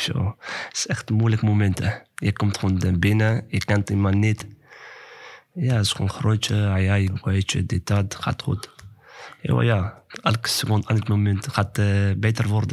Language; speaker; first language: Dutch; non-native, learner; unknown